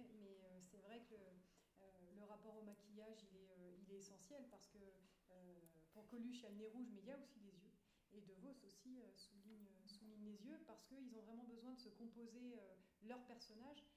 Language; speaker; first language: French; native; French